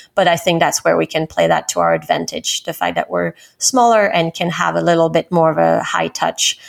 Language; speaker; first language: English; non-native, fluent; French